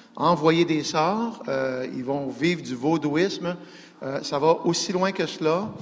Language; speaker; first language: French; native; French